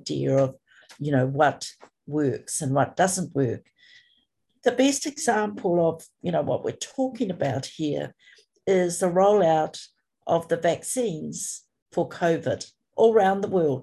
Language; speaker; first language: English; native; English